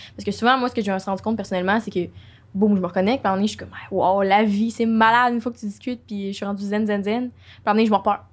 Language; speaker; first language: French; native; French